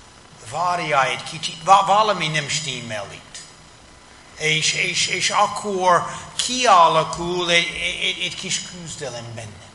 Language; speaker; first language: Hungarian; non-native, fluent; English